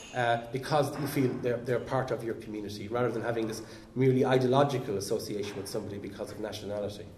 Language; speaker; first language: English; native; English